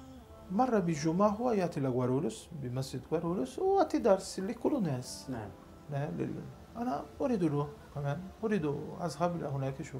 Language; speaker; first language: Arabic; non-native, learner; Portuguese